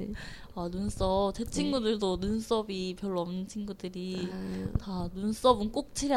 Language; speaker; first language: Korean; non-native, learner; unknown